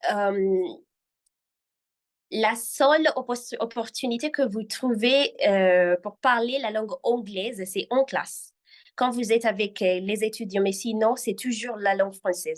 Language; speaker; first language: French; non-native, fluent; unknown